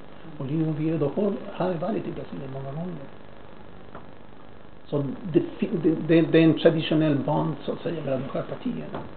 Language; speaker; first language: Swedish; non-native, fluent; Spanish